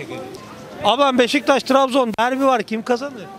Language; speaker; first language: Turkish; native; Turkish